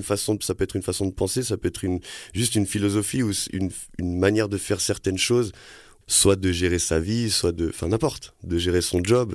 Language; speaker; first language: French; native; French